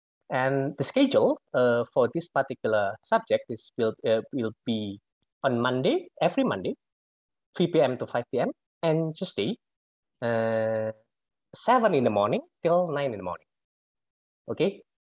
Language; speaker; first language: English; non-native, fluent; Indonesian